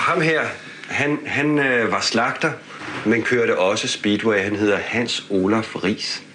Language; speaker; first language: Danish; native; Danish